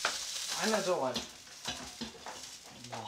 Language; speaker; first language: Chinese; non-native, learner; English